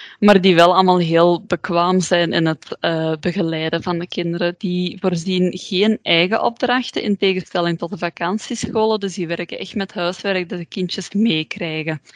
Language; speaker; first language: Dutch; native; Dutch